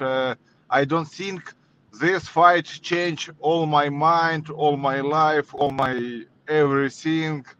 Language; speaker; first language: English; non-native, learner; Russian